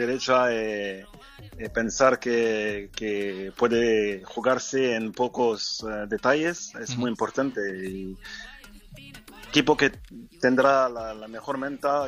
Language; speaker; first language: Spanish; non-native, fluent; French